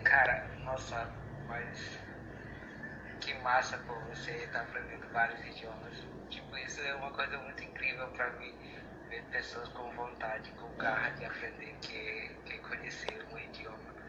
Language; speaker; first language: Portuguese; non-native, local second language; Tetum